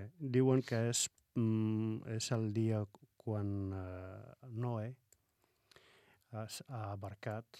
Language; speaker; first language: Catalan; non-native, fluent; Arabic